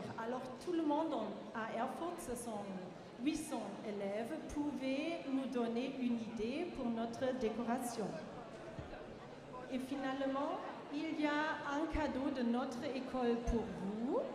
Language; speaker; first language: French; non-native, fluent; German